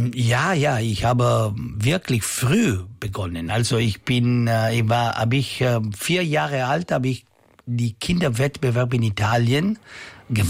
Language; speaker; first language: German; non-native, local second language; Italian